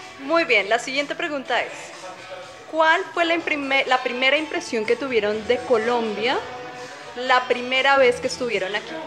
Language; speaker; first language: Spanish; native; Spanish